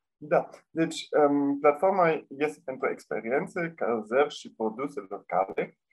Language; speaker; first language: Romanian; non-native, local second language; German